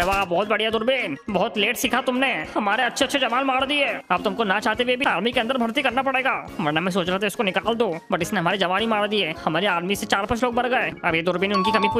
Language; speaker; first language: Hindi; native; Hindi